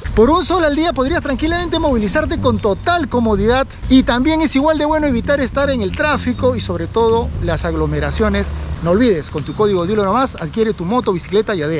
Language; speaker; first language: Spanish; native; Spanish